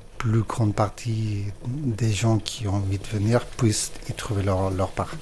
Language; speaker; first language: French; non-native, fluent; Spanish